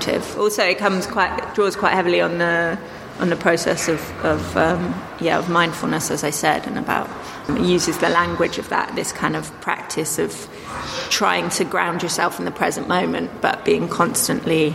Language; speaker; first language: English; native; English